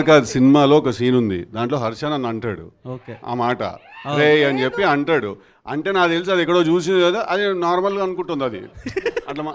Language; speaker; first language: Telugu; native; Telugu